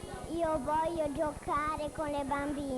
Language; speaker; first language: Italian; non-native, learner; Portuguese